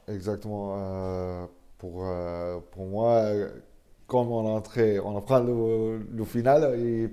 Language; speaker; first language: French; non-native, learner; Arabic